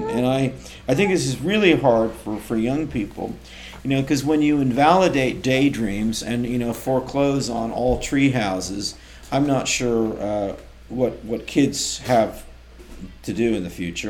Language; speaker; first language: English; native; English